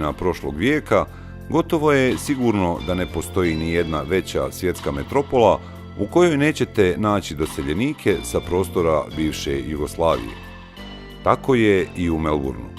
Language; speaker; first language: Bosnian; native; Bosnian